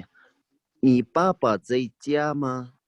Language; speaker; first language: Chinese; non-native, fluent; Urdu